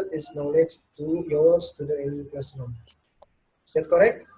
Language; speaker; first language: English; non-native, learner; Indonesian